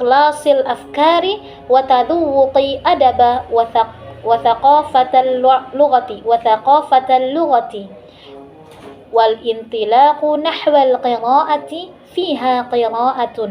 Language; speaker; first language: Arabic; non-native, learner; Indonesian